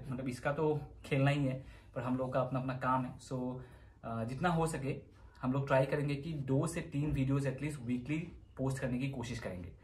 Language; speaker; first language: Hindi; non-native, local second language; Assamese